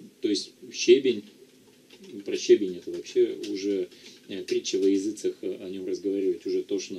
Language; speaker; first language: Russian; native; Russian